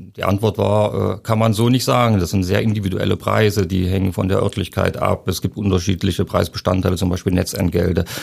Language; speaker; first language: German; native; German